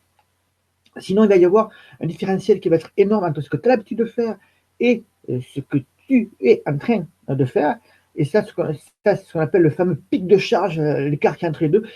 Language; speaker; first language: French; native; French